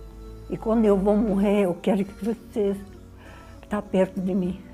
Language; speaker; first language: Portuguese; non-native, learner; Arabic